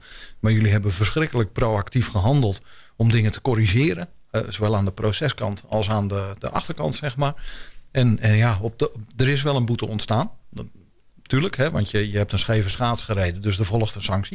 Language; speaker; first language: Dutch; native; Dutch